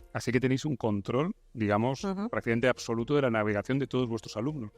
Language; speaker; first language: Spanish; native; Spanish